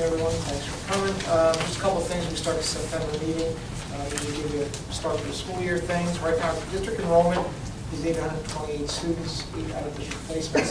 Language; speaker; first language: English; native; English